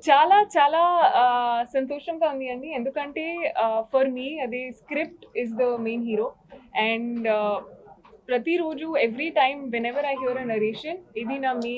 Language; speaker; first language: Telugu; non-native, learner; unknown